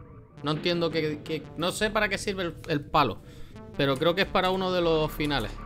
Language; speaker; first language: Spanish; native; Spanish